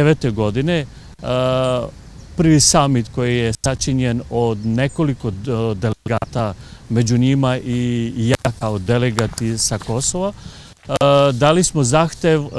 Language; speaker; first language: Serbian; non-native, local second language; Romany